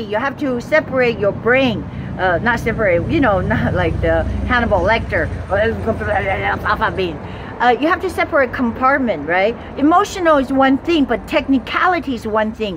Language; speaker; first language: English; non-native, fluent; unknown